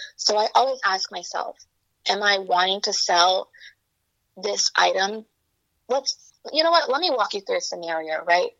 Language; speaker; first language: English; early bilingual, other home language; Chinese